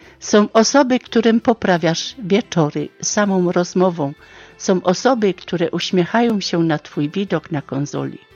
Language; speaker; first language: Polish; native; Polish